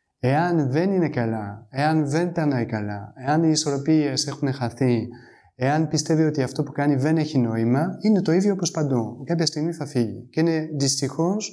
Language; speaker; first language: Greek; non-native, fluent; French